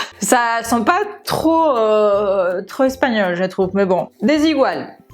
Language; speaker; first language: French; non-native, fluent; Spanish